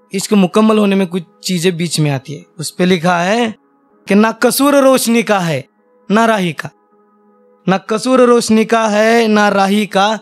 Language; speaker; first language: Hindi; non-native, local second language; Marathi